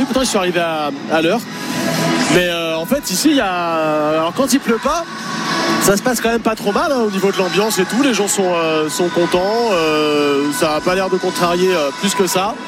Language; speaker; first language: French; native; French